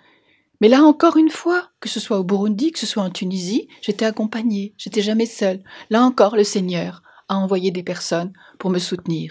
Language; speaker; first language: French; native; French